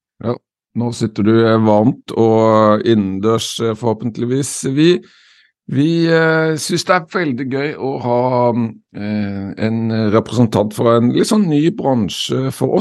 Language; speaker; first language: Norwegian; native; Norwegian